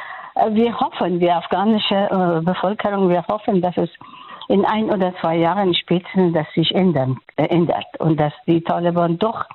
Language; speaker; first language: German; non-native, fluent; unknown